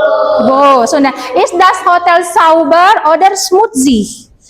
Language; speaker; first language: German; non-native, learner; Indonesian